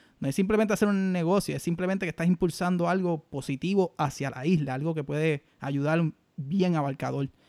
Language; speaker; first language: Spanish; native; Spanish